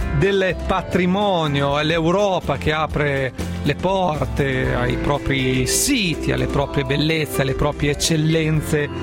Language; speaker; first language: Italian; native; Italian